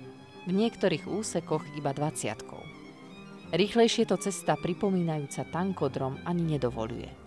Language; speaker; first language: Slovak; native; Slovak